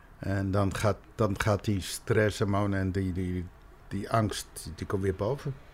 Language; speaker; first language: Dutch; native; Dutch